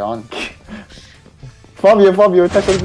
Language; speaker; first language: German; native; German